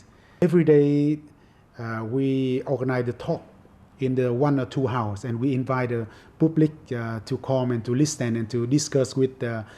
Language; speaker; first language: English; non-native, fluent; Vietnamese